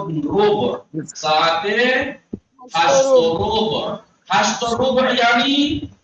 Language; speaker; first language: Persian; non-native, fluent; Urdu